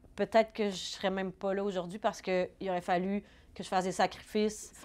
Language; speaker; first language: French; native; French